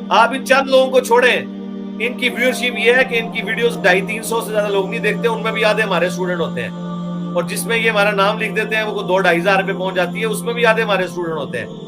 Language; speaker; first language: Urdu; non-native, local second language; Punjabi